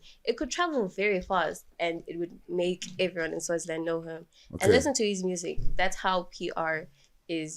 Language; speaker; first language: English; non-native, local second language; Swati